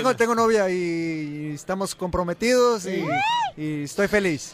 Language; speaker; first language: Spanish; early bilingual, heritage; Spanish